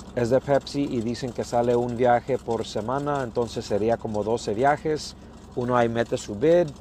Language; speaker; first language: Spanish; early bilingual, heritage; Spanish